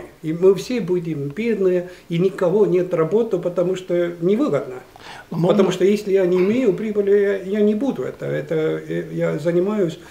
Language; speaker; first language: Russian; non-native, fluent; Estonian